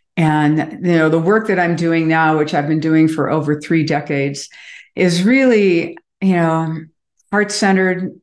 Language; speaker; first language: English; native; English